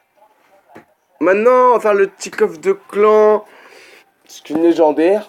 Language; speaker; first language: French; native; French